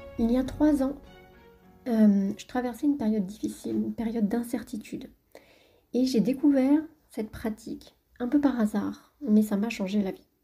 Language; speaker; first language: French; native; French